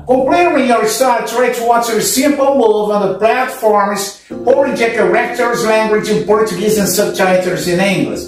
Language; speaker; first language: English; non-native, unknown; Portuguese